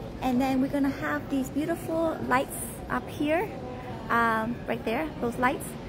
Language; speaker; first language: English; early bilingual, other home language; Vietnamese